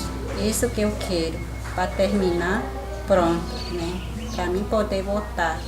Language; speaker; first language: Portuguese; non-native, local second language; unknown